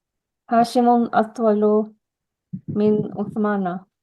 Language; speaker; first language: Arabic; non-native, learner; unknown